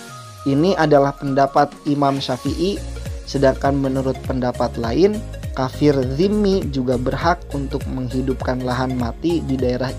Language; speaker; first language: Indonesian; native; Indonesian